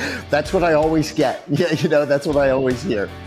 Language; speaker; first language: English; native; English